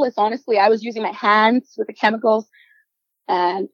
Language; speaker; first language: English; non-native, local second language; Spanish